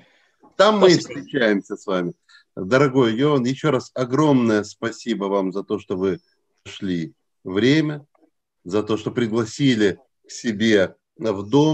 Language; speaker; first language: Russian; native; Russian